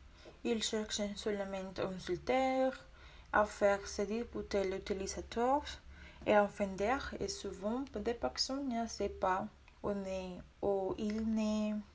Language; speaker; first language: French; non-native, learner; Spanish